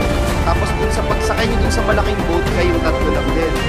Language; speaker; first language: Filipino; native; Filipino